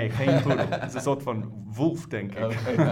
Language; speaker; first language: Dutch; non-native, fluent; English